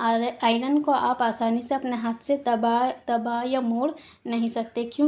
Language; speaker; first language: Hindi; native; Hindi